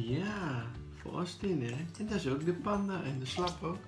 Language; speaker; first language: Dutch; native; Dutch